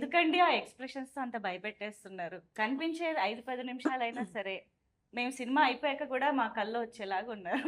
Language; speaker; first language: Telugu; native; Telugu